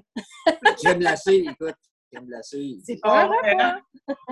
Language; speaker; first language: French; native; French